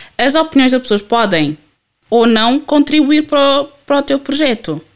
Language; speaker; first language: Portuguese; native; Portuguese